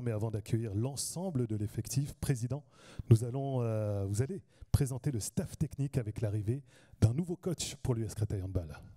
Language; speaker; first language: French; native; French